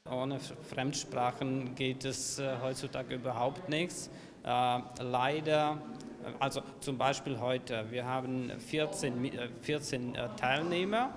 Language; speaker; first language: German; non-native, fluent; Ukrainian